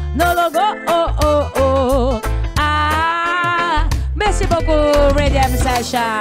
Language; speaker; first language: French; non-native, fluent; Portuguese